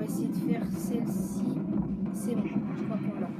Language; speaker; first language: French; native; French